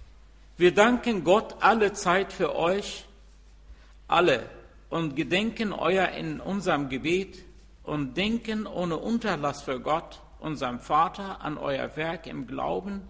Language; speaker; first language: German; non-native, fluent; Arabic